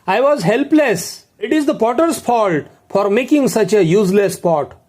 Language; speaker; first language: English; non-native, local second language; Marathi